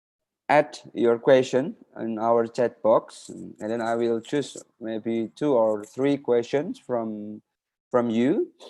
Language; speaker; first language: English; non-native, fluent; Indonesian